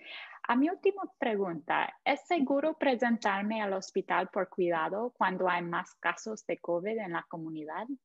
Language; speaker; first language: Spanish; non-native, fluent; English